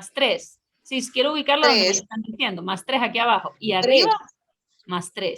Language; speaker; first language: Spanish; native; Spanish